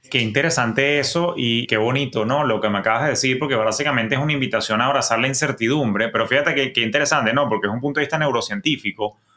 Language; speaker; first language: Spanish; native; Spanish